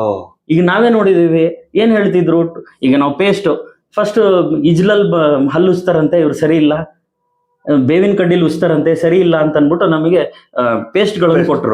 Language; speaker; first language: Kannada; native; Kannada